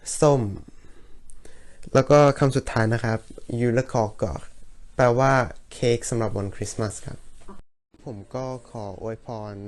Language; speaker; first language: Thai; early bilingual, heritage; Thai